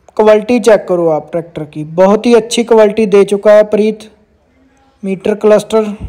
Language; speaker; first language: Hindi; native; Hindi